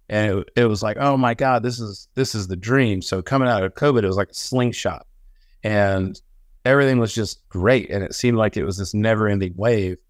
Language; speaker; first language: English; native; English